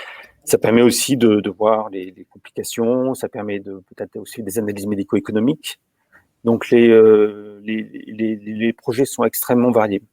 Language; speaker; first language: French; native; French